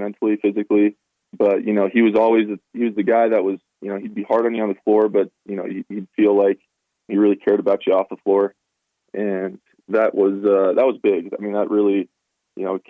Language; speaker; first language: English; native; English